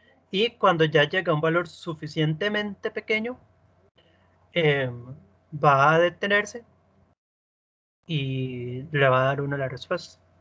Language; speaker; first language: Spanish; native; Spanish